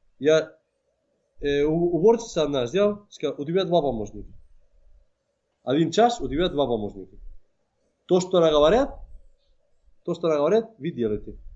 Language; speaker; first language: Russian; non-native, fluent; Spanish